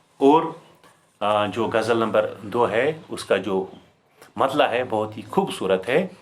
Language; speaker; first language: Urdu; non-native, local second language; Kashmiri